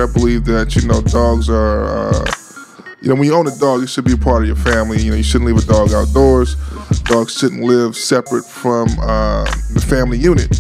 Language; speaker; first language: English; native; English